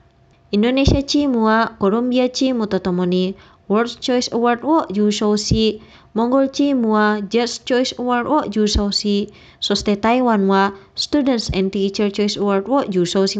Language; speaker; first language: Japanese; non-native, fluent; Indonesian